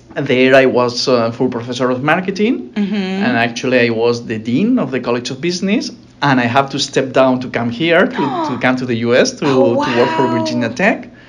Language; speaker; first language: English; non-native, fluent; Spanish